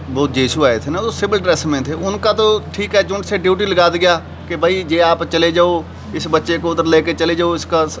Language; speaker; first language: Hindi; native; Hindi